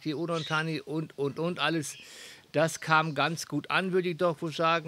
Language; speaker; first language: German; native; German